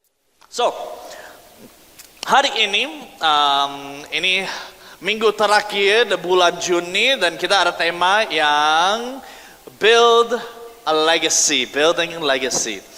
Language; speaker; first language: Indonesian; non-native, fluent; English